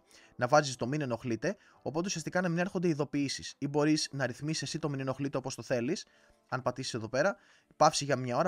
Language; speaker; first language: Greek; native; Greek